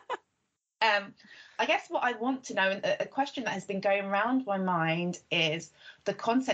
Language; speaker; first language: English; native; English